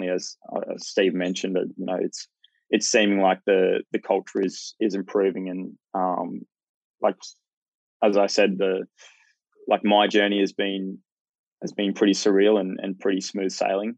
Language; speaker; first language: English; native; English